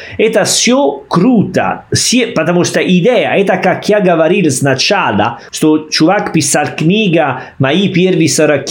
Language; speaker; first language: Russian; non-native, fluent; Italian